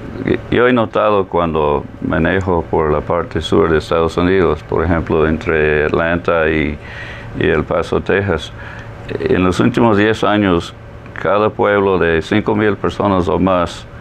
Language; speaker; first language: Spanish; non-native, fluent; English